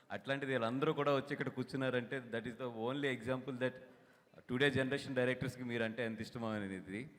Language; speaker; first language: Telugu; native; Telugu